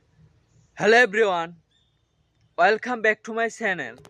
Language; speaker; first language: English; non-native, learner; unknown